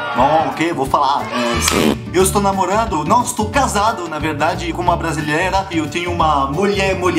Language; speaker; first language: Portuguese; non-native, fluent; French